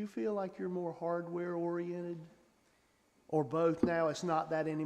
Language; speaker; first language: English; native; English